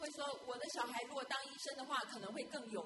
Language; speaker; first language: Chinese; native; Chinese